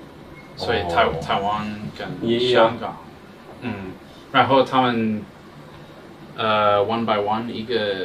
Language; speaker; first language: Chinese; non-native, learner; English